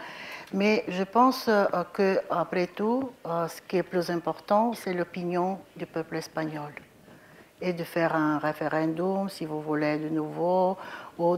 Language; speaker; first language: French; non-native, fluent; Bulgarian